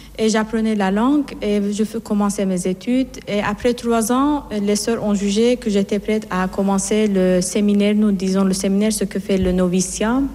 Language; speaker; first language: French; non-native, fluent; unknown